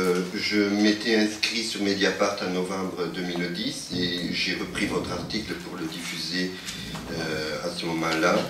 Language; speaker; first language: French; native; French